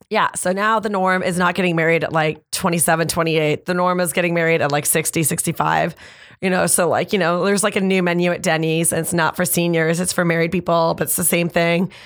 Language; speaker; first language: English; native; English